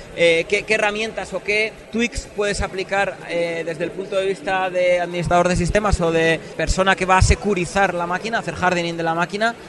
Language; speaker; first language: Spanish; native; Spanish